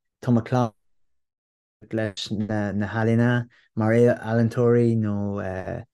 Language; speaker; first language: Irish; non-native, local second language; English